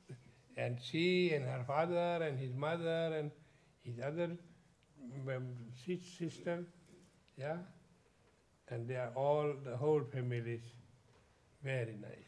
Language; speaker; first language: English; non-native, learner; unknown